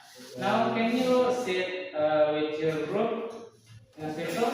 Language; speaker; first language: English; non-native, learner; Indonesian